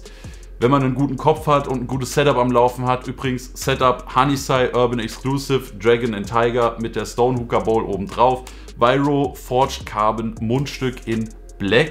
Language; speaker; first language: German; native; German